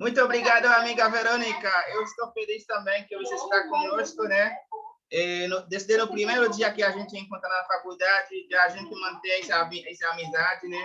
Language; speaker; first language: Portuguese; non-native, fluent; Haitian Creole